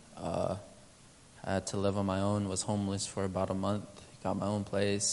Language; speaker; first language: English; early bilingual, other home language; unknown